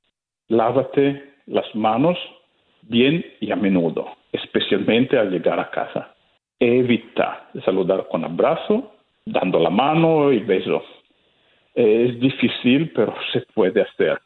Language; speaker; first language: Spanish; non-native, fluent; Italian